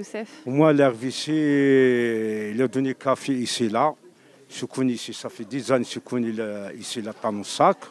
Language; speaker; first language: French; non-native, learner; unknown